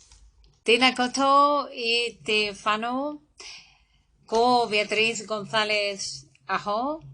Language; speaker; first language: Māori; non-native, learner; Spanish